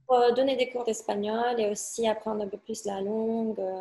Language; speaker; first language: French; non-native, fluent; Spanish